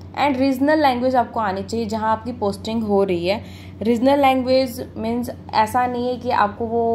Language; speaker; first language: Hindi; native; Hindi